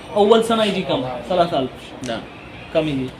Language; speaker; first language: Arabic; non-native, learner; Bangla